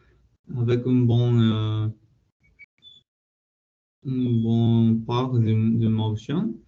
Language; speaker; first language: French; non-native, learner; Spanish